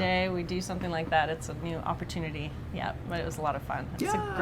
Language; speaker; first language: English; native; English